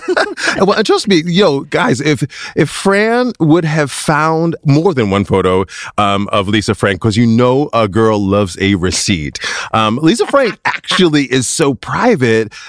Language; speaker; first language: English; native; English